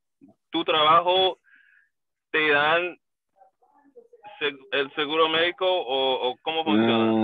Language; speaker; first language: Spanish; non-native, learner; English